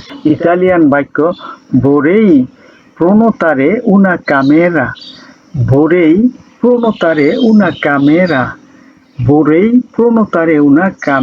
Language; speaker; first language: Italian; non-native, learner; Bangla